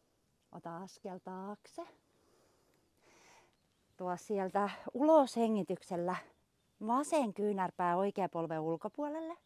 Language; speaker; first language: Finnish; native; Finnish